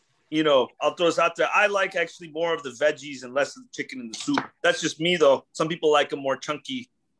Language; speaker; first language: English; native; English